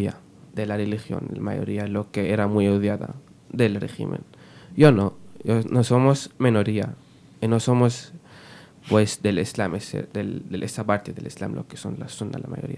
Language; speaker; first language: Spanish; non-native, fluent; Arabic